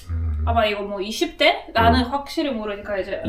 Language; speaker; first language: Korean; non-native, learner; Russian